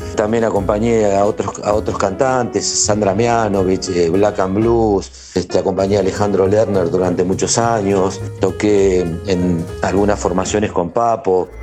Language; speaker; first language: Spanish; native; Spanish